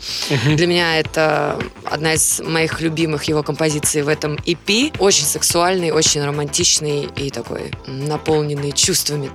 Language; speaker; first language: Russian; native; Russian